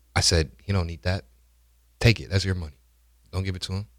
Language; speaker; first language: English; native; English